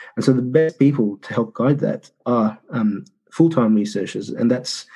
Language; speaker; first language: English; early bilingual, other home language; Arabic